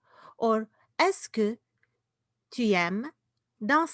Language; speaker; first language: French; non-native, fluent; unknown